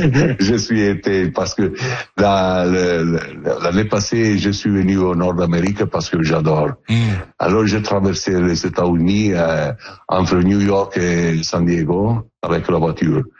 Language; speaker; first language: French; non-native, learner; Italian